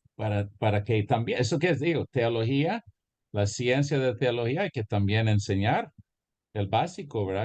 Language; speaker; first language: Spanish; early bilingual, heritage; Spanish